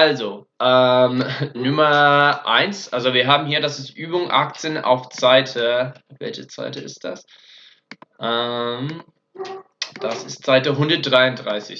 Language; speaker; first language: German; non-native, fluent; English